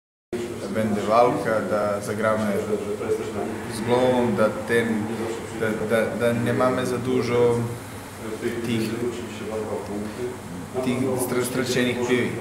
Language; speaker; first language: Polish; non-native, learner; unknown